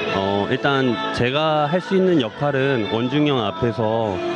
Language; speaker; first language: Korean; native; Korean